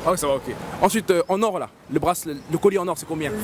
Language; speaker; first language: French; native; French